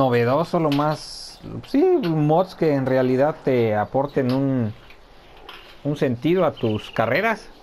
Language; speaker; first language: Spanish; native; Spanish